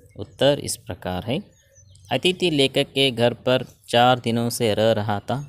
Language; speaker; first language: Hindi; non-native, local second language; Kannada